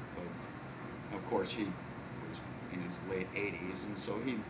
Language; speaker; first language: English; native; English